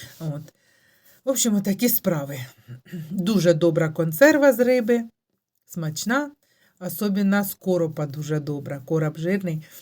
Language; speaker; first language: Ukrainian; native; Ukrainian